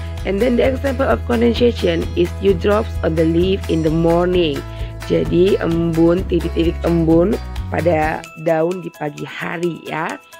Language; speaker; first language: English; non-native, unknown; Indonesian